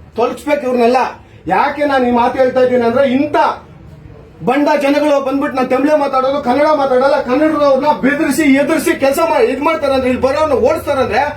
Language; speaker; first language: Kannada; native; Kannada